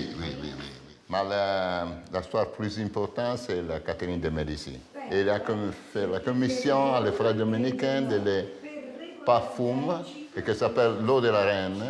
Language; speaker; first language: French; non-native, learner; Italian